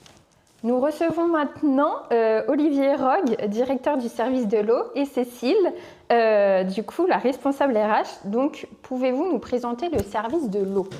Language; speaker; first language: French; native; French